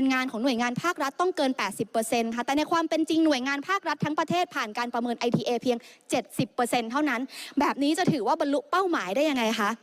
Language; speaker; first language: Thai; native; Thai